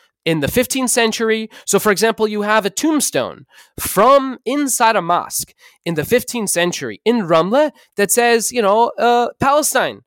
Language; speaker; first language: English; native; English